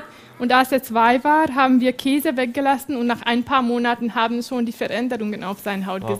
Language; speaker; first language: German; non-native, fluent; Hungarian